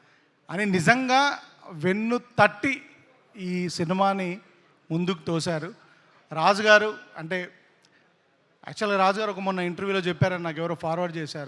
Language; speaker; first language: Telugu; native; Telugu